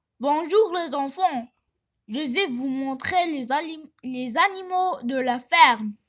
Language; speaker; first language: French; non-native, local second language; Arabic